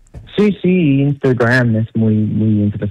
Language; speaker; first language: Spanish; non-native, learner; English